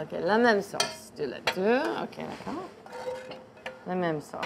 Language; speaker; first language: French; non-native, learner; English